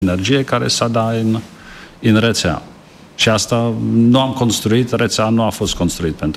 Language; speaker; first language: Romanian; non-native, learner; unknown